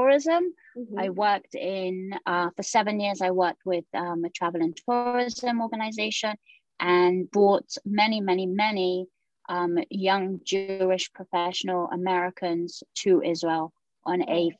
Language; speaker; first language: English; native; English